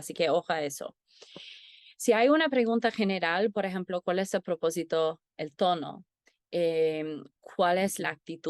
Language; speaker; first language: Spanish; non-native, fluent; English